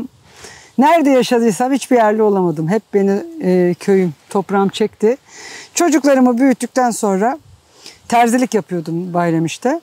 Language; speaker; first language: Turkish; native; Turkish